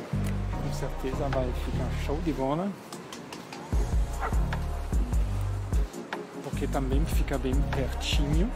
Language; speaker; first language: Portuguese; non-native, fluent; German